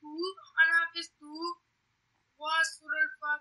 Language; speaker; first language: Arabic; non-native, learner; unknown